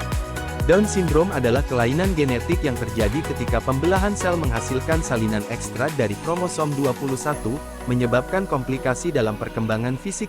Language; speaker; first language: Indonesian; native; Indonesian